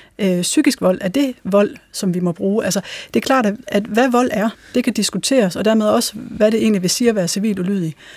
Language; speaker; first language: Danish; native; Danish